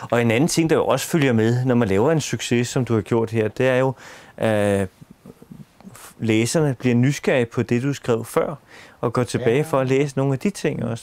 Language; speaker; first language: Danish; native; Danish